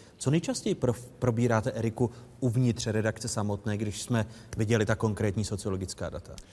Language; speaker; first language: Czech; native; Czech